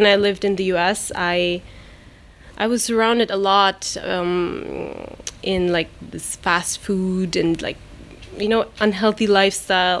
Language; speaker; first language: English; non-native, fluent; German